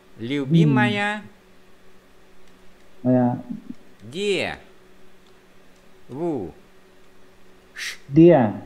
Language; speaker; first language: Russian; non-native, learner; Vietnamese